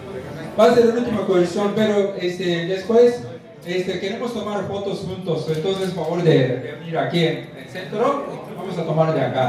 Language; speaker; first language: Spanish; non-native, learner; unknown